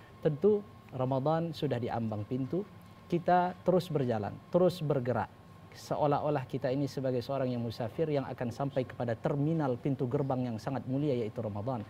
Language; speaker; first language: Indonesian; native; Indonesian